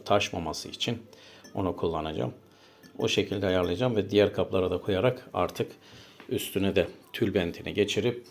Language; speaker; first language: Turkish; native; Turkish